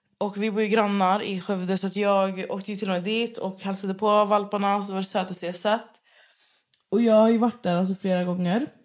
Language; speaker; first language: Swedish; native; Swedish